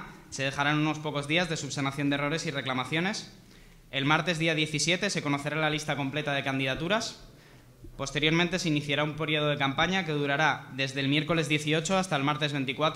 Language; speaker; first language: Spanish; native; Spanish